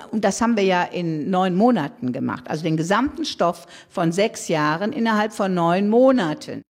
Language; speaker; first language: German; native; German